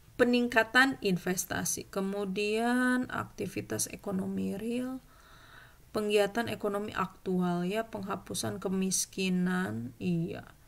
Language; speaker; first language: Indonesian; native; Indonesian